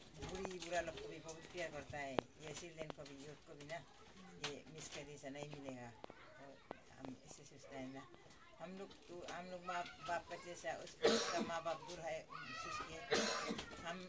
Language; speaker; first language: Hindi; non-native, local second language; Adi